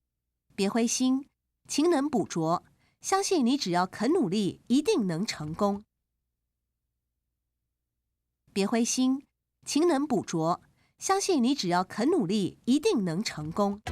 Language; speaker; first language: Chinese; native; Chinese